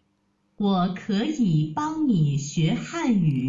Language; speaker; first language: Chinese; non-native, learner; Vietnamese